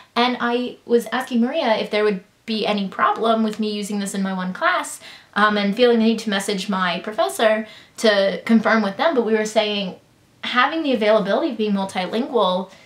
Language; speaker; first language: English; native; English